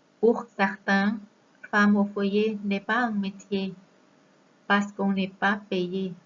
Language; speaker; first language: French; non-native, fluent; Thai